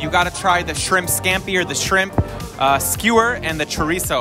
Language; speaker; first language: English; native; English